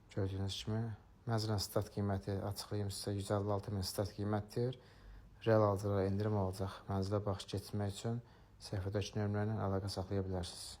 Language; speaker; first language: Azerbaijani; native; Azerbaijani